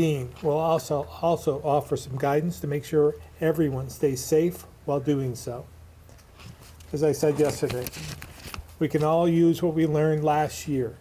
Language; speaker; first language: English; native; English